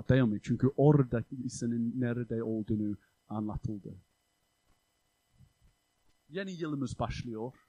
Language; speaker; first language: Turkish; non-native, fluent; English